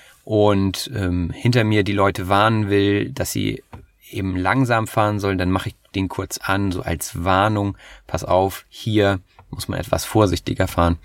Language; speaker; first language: German; native; German